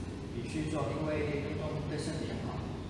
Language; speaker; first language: Chinese; non-native, learner; Indonesian